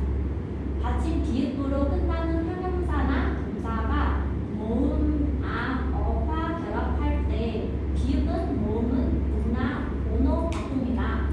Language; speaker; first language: Korean; non-native, fluent; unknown